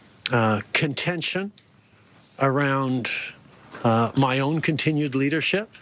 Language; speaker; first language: English; native; English